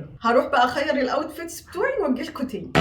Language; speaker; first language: Arabic; native; Arabic